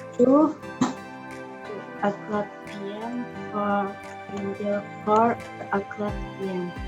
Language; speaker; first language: English; non-native, learner; Indonesian